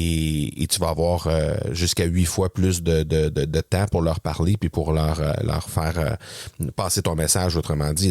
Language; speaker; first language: French; native; French